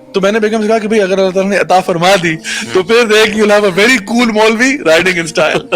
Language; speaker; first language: Urdu; early bilingual, heritage; Urdu